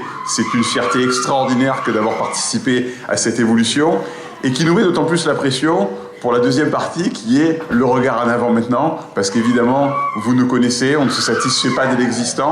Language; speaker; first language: French; native; French